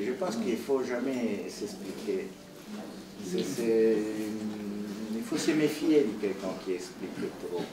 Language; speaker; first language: French; non-native, fluent; Italian